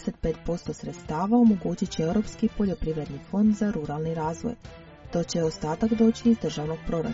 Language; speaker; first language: Croatian; native; Croatian